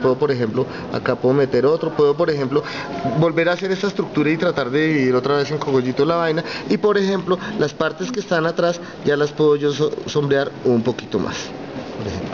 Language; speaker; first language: Spanish; native; Spanish